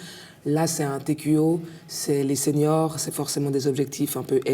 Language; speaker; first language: French; native; French